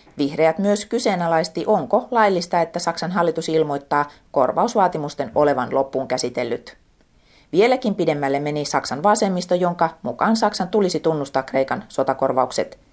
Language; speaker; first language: Finnish; native; Finnish